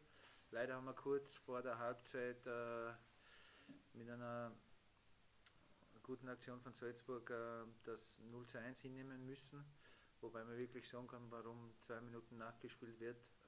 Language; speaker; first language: German; native; German